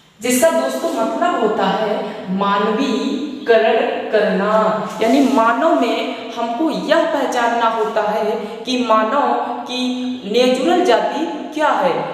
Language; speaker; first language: Hindi; native; Hindi